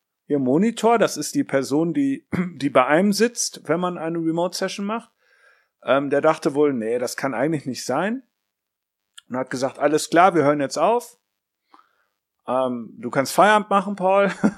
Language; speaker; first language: German; native; German